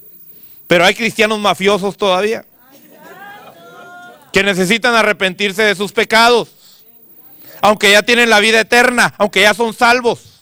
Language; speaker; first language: Spanish; native; Spanish